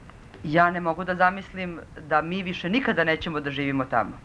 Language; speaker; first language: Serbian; early bilingual, other home language; Russian